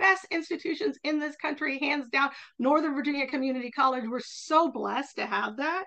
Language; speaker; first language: English; native; English